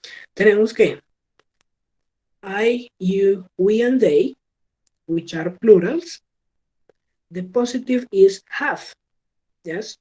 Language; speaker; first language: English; non-native, learner; Spanish